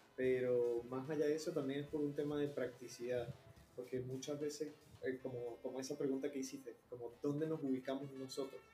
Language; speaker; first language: Spanish; native; Spanish